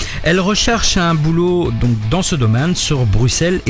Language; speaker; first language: French; native; French